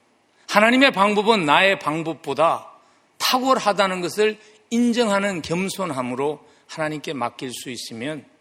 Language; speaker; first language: Korean; native; Korean